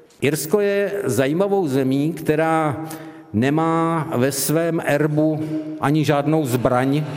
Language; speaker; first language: Czech; native; Czech